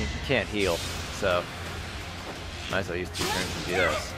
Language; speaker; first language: English; native; English